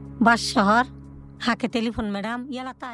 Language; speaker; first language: Arabic; non-native, learner; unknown